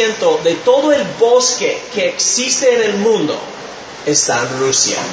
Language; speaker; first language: Spanish; non-native, fluent; English